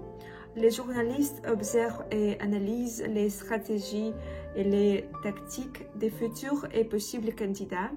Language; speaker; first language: French; non-native, learner; Russian